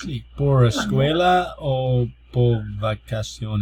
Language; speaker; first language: Spanish; non-native, learner; English